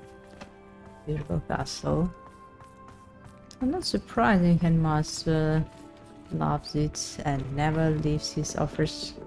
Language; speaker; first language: English; non-native, learner; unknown